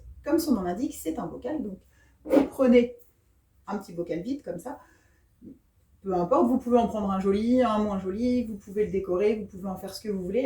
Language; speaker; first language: French; native; French